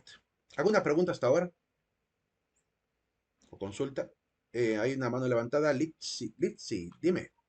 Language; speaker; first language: Spanish; native; Spanish